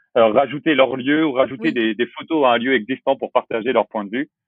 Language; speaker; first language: French; native; French